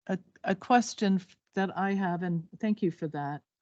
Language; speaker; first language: English; native; English